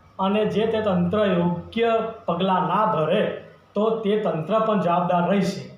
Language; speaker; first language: Gujarati; native; Gujarati